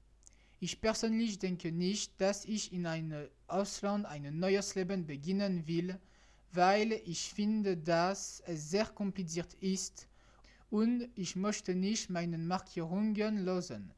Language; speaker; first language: German; non-native, learner; French